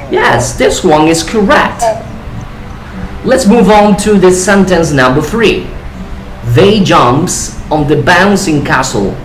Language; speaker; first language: English; non-native, fluent; Spanish